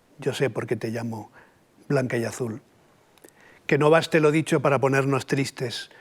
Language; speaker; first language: Spanish; native; Spanish